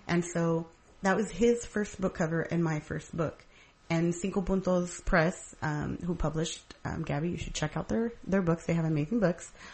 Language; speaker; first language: English; early bilingual, other home language; Spanish